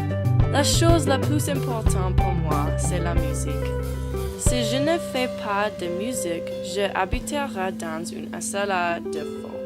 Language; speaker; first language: French; non-native, learner; English